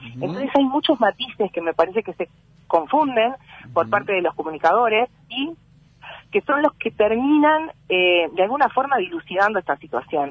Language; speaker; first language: Spanish; native; Spanish